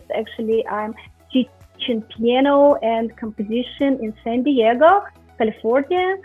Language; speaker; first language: English; non-native, fluent; Russian